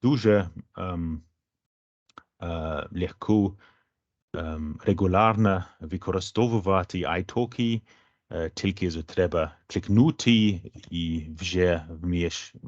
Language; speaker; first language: Ukrainian; non-native, fluent; English